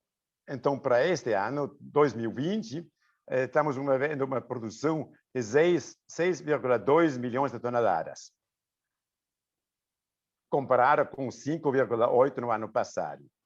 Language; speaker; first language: Portuguese; non-native, fluent; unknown